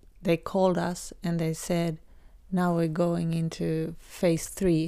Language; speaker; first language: English; non-native, fluent; Swedish